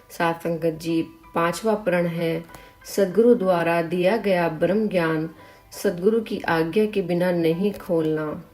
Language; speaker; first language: Hindi; native; Hindi